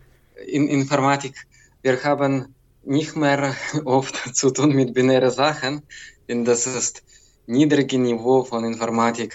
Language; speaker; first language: German; non-native, fluent; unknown